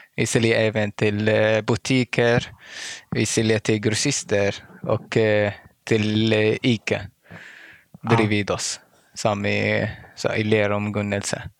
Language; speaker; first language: Swedish; non-native, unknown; Arabic